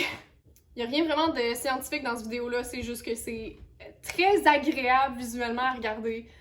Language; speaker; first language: French; native; French